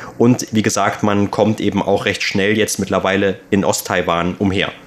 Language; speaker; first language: German; native; German